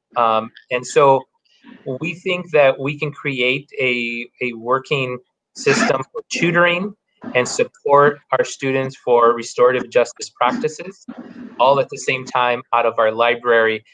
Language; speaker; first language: English; early bilingual, other home language; Spanish